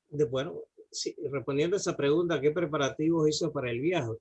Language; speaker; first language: Spanish; native; Spanish